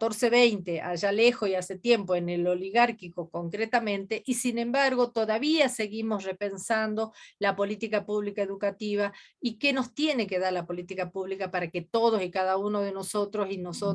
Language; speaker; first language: Spanish; native; Spanish